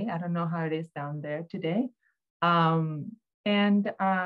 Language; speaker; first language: English; non-native, fluent; Spanish